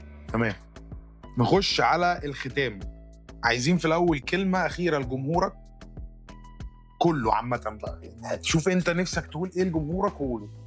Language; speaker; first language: Arabic; native; Arabic